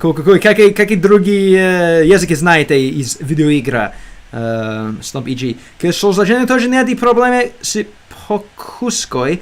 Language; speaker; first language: Russian; non-native, learner; English